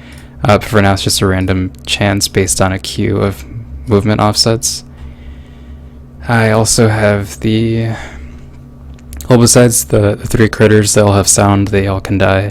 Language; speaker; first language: English; native; English